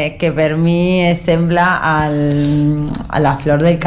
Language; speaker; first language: Catalan; non-native, learner; Spanish